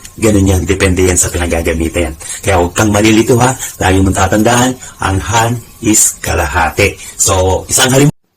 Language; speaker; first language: Filipino; native; Filipino